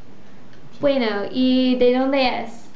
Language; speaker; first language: Spanish; non-native, learner; English